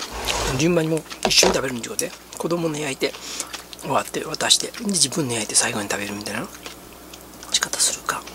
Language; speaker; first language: Japanese; native; Japanese